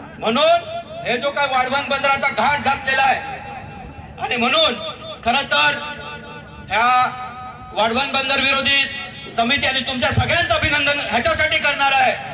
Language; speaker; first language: Marathi; native; Marathi